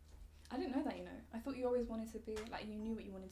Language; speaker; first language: English; native; English